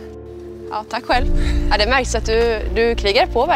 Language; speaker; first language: Swedish; native; Swedish